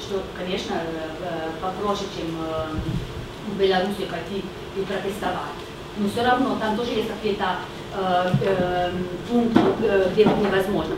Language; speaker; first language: Russian; non-native, fluent; Slovenian